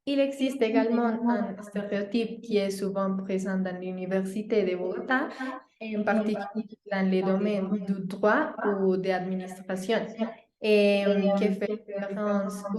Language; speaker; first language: French; non-native, learner; Spanish